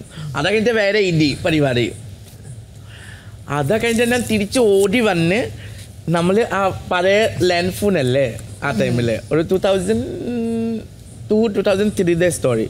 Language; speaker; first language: Malayalam; non-native, fluent; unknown